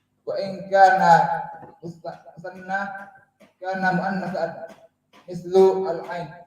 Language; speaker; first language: Arabic; non-native, learner; Indonesian